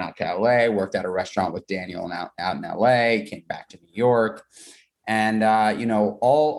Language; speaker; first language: English; native; English